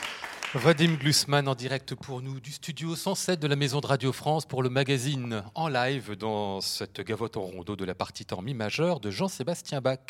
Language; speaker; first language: French; native; French